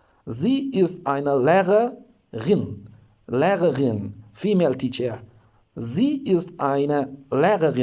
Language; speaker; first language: German; non-native, learner; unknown